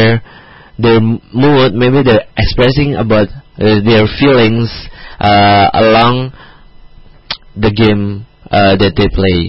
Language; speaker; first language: English; non-native, learner; Indonesian